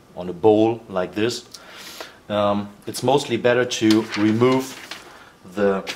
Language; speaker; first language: English; non-native, fluent; German